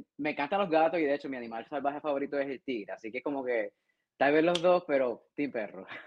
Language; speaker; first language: Spanish; native; Spanish